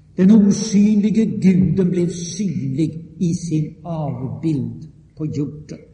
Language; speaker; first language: Swedish; native; Swedish